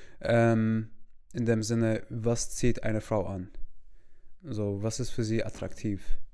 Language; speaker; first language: German; non-native, fluent; Arabic